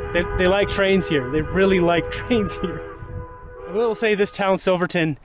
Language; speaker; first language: English; native; English